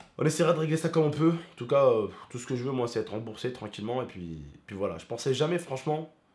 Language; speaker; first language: French; early bilingual, other home language; Arabic